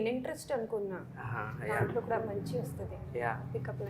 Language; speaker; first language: Telugu; non-native, fluent; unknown